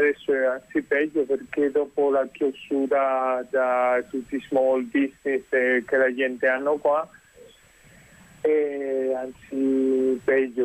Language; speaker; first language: Italian; non-native, fluent; Spanish